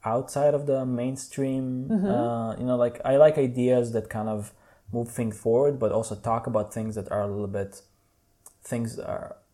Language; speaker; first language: English; non-native, fluent; Hebrew